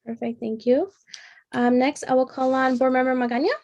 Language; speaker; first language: English; native; English